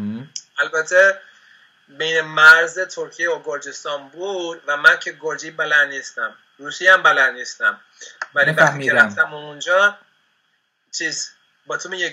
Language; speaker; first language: Persian; non-native, fluent; Spanish